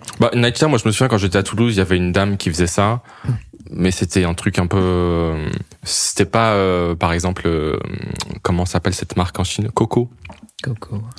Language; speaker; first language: French; native; French